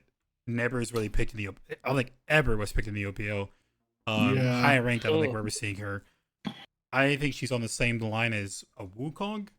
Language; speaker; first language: English; native; English